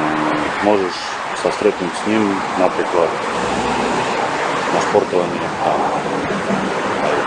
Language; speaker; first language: Slovak; non-native, learner; Russian